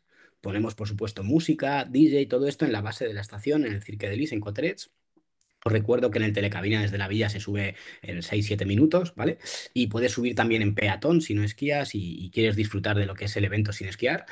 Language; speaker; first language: Spanish; native; Spanish